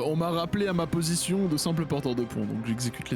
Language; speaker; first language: French; native; French